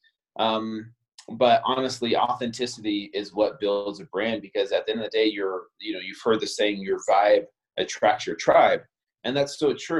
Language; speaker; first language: English; native; English